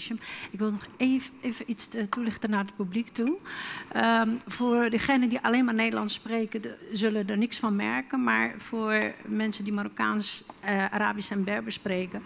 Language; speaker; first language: Dutch; early bilingual, other home language; Riffian